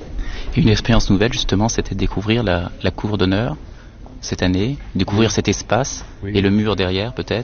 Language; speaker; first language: French; native; French